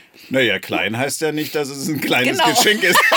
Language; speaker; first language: German; native; German